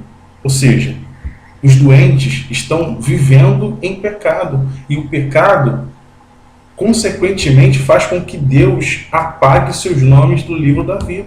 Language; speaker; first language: Portuguese; native; Portuguese